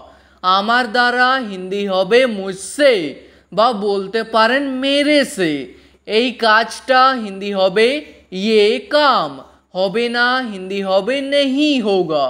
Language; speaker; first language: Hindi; non-native, fluent; Bangla